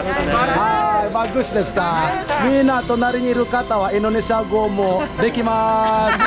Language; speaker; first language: Japanese; non-native, fluent; Indonesian